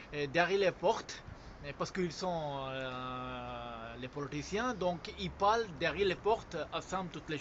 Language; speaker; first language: French; non-native, fluent; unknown